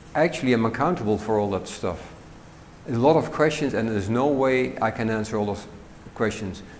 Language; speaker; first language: English; non-native, fluent; Dutch